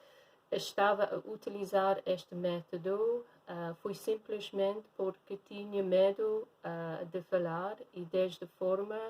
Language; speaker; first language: Portuguese; non-native, fluent; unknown